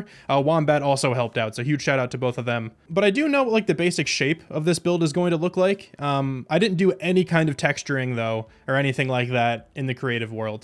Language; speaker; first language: English; native; English